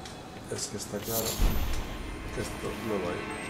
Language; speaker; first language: Spanish; native; Spanish